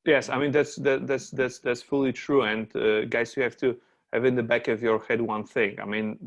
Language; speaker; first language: English; non-native, fluent; Polish